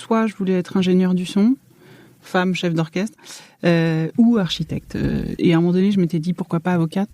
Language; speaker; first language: French; native; French